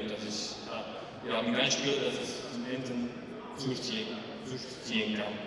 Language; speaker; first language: German; non-native, learner; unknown